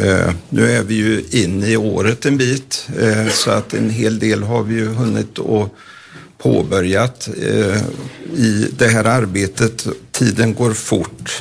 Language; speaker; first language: Swedish; native; Swedish